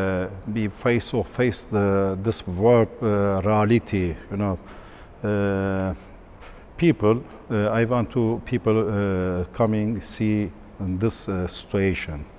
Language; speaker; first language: English; non-native, learner; Turkish